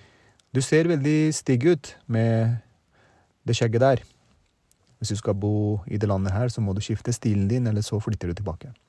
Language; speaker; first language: Norwegian; early bilingual, other home language; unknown